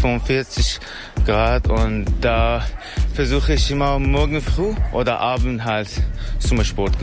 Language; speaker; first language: German; non-native, learner; Persian